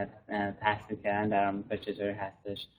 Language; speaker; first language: Persian; native; Persian